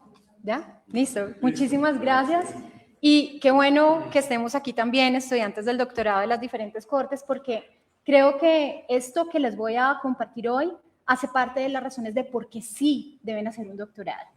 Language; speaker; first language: Spanish; native; Spanish